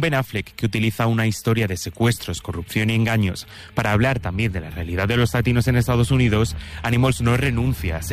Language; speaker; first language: Spanish; native; Spanish